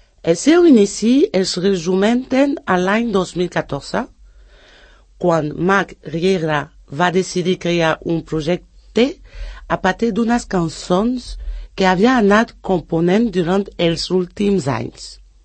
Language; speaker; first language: Catalan; non-native, learner; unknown